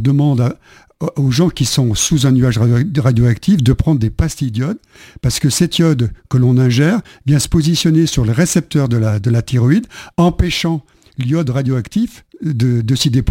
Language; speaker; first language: French; native; French